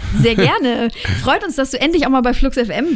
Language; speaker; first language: German; native; German